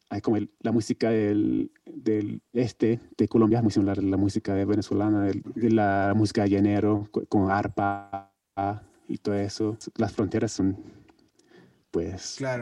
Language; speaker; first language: Spanish; non-native, learner; English